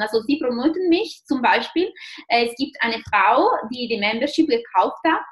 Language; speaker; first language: German; non-native, fluent; Italian